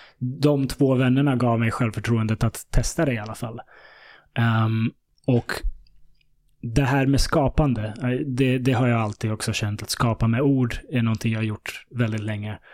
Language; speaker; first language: Swedish; early bilingual, other home language; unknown